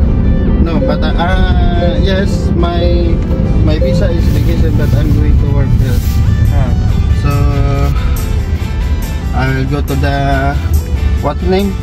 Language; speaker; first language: English; non-native, learner; Filipino